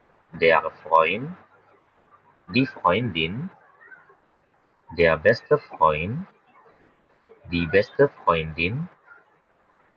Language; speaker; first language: German; non-native, fluent; Indonesian